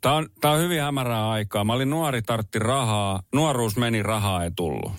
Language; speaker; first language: Finnish; native; Finnish